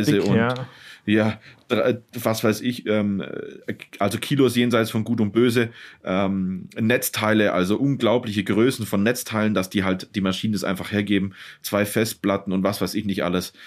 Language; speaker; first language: German; native; German